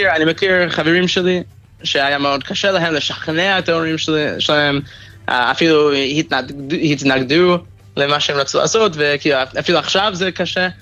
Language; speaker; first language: Hebrew; non-native, fluent; English